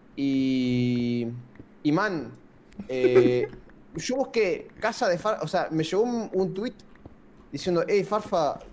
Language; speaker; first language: Spanish; native; Spanish